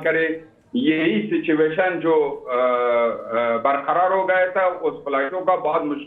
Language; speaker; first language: Hindi; non-native, learner; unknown